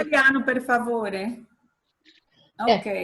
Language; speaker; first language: Italian; non-native, learner; Portuguese